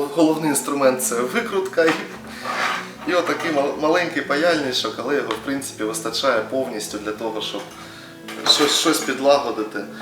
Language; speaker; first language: Ukrainian; native; Ukrainian